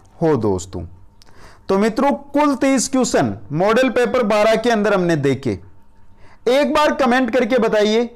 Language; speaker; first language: Hindi; native; Hindi